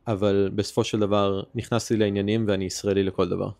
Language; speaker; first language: Hebrew; early bilingual, heritage; Hebrew